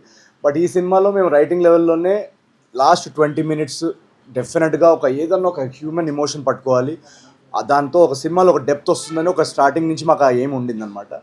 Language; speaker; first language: Telugu; native; Telugu